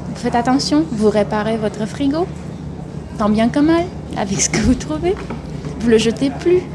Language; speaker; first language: French; non-native, fluent; Romanian